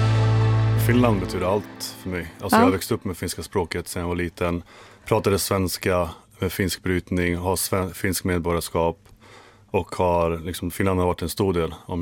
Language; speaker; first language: Swedish; early bilingual, other home language; Finnish